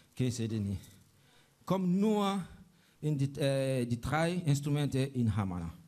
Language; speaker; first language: German; non-native, learner; Mandingo